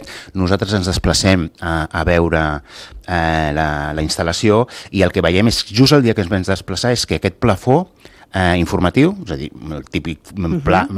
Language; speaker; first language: Catalan; native; Catalan